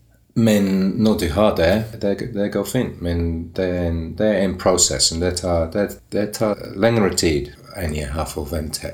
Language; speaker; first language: Norwegian; non-native, learner; English